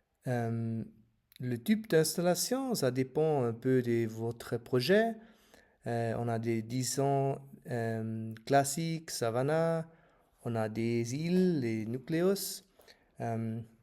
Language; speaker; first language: French; non-native, fluent; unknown